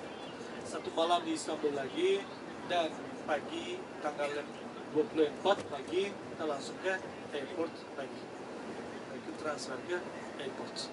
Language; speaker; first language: Indonesian; non-native, fluent; Turkish